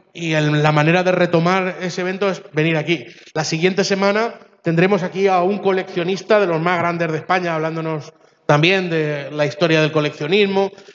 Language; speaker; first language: Spanish; early bilingual, other home language; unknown